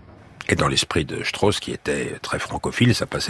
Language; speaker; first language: French; native; French